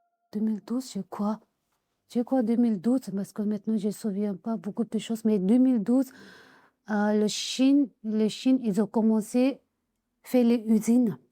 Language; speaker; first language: French; non-native, learner; Tibetan